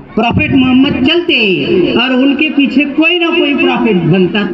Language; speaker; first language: Hindi; non-native, local second language; Marathi